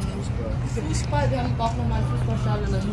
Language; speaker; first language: German; native; German